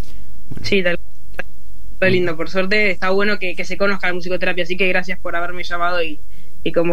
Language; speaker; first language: Spanish; native; Spanish